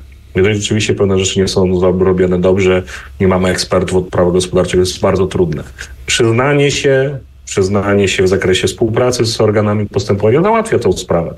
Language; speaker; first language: Polish; native; Polish